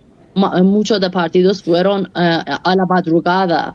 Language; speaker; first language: Spanish; non-native, fluent; Persian